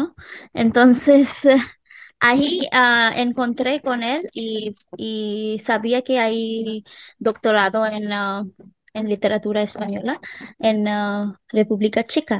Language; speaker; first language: Spanish; non-native, local second language; Hindi